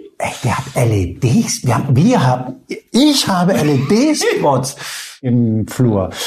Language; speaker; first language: German; early bilingual, other home language; Spanish